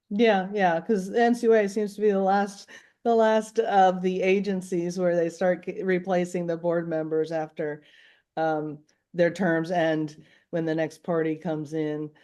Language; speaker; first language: English; native; English